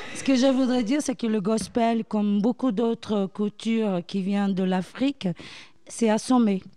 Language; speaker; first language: French; non-native, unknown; Portuguese